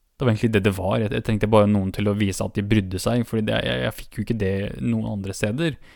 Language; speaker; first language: Norwegian; early bilingual, other home language; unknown